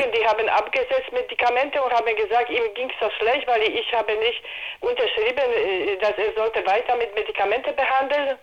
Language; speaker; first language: German; non-native, learner; Polish